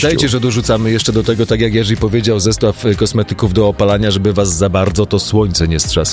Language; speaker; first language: Polish; native; Polish